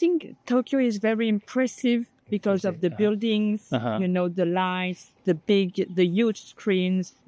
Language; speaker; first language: English; non-native, learner; French